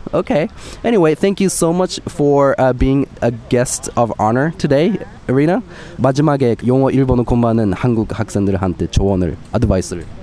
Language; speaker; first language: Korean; non-native, fluent; English